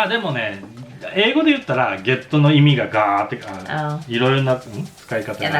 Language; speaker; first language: Japanese; native; Japanese